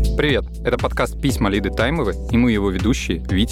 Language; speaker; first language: Russian; native; Russian